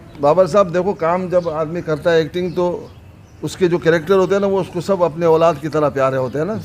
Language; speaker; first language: Urdu; non-native, local second language; Pashto